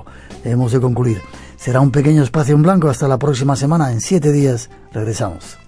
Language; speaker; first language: Spanish; native; Spanish